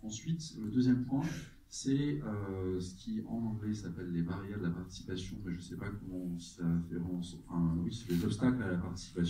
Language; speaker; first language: French; native; French